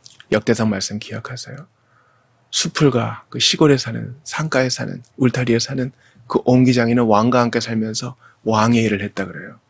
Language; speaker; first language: Korean; native; Korean